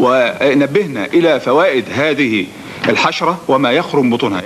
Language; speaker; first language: Arabic; native; Arabic